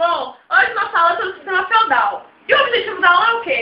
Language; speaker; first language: Portuguese; native; Portuguese